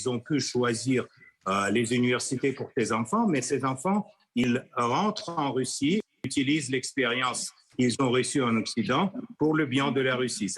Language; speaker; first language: French; non-native, fluent; Russian